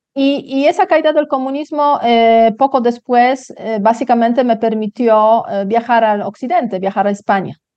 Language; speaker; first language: Spanish; non-native, fluent; Polish